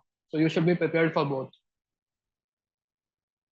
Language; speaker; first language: English; non-native, local second language; Hindi